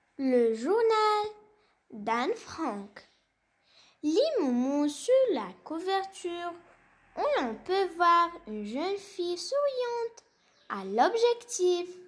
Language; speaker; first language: French; non-native, local second language; Arabic